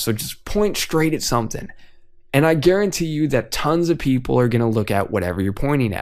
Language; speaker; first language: English; native; English